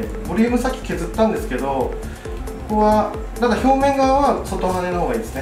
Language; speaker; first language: Japanese; native; Japanese